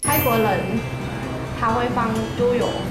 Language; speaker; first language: Chinese; non-native, learner; Thai